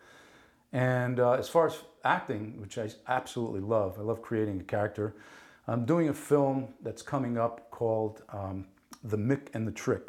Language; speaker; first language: English; early bilingual, other home language; Italian